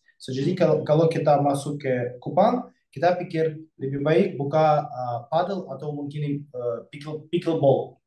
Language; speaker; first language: Indonesian; non-native, fluent; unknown